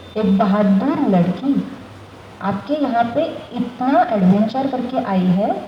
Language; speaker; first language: Hindi; non-native, local second language; Marathi